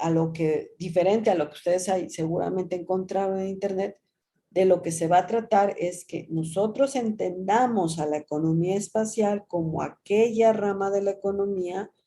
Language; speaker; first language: Spanish; native; Spanish